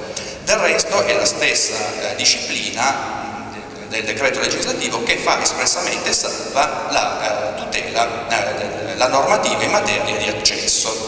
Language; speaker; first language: Italian; native; Italian